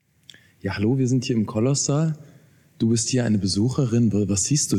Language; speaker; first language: German; native; German